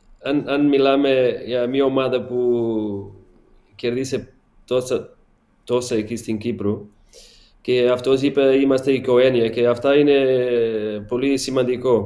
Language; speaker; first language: Greek; non-native, learner; Portuguese